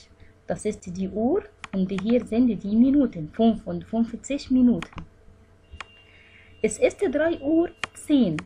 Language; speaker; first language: German; non-native, fluent; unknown